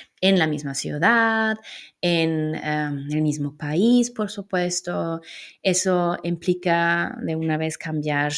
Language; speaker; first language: Spanish; non-native, fluent; German